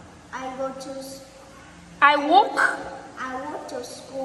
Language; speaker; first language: English; non-native, learner; Vietnamese